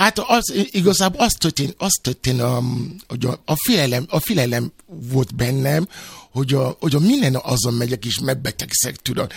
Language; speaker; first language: Hungarian; non-native, fluent; Yoruba